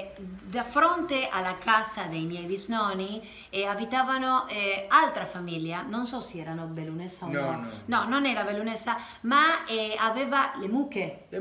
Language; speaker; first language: Italian; non-native, learner; Spanish